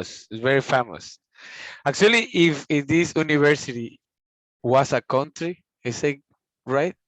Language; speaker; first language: English; non-native, learner; Spanish